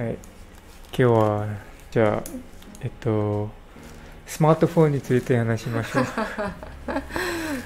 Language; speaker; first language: Japanese; non-native, learner; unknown